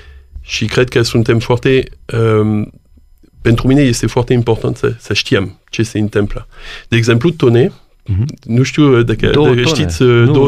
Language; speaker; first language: Romanian; non-native, learner; French